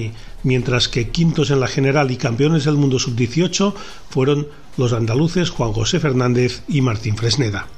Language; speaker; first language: Spanish; native; Spanish